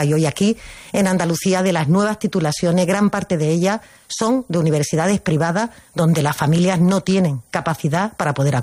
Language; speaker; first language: Spanish; native; Spanish